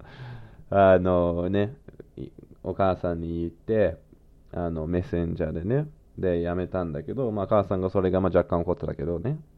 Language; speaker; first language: Japanese; non-native, fluent; English